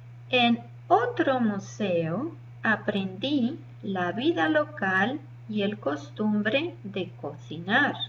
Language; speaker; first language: Spanish; non-native, learner; English